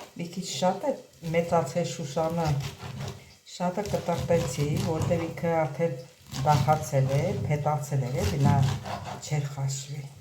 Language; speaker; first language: Armenian; native; Armenian